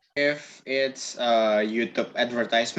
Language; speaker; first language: English; non-native, learner; Indonesian